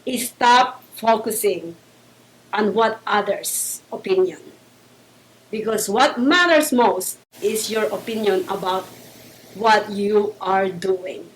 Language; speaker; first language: English; non-native, local second language; Filipino